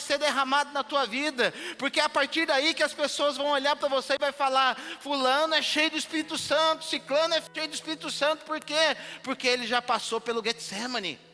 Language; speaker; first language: Portuguese; native; Portuguese